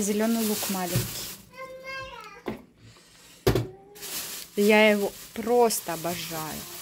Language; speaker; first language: Russian; native; Russian